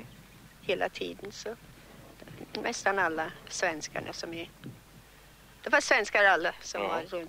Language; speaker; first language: Swedish; early bilingual, heritage; Swedish